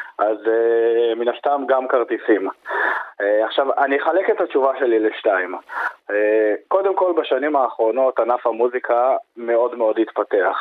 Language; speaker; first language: Hebrew; native; Hebrew